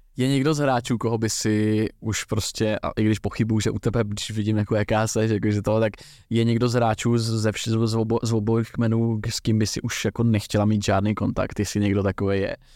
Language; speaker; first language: Czech; native; Czech